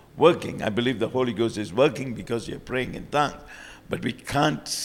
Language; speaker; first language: English; non-native, local second language; Tamil